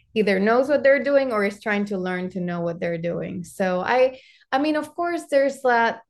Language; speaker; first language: English; non-native, fluent; Spanish